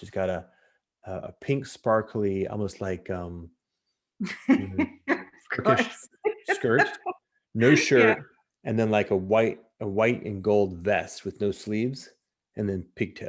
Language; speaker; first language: English; native; English